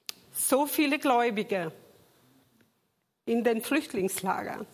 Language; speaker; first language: German; non-native, fluent; Portuguese